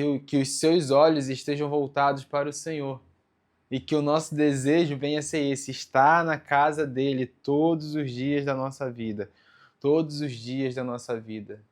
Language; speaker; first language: Portuguese; native; Portuguese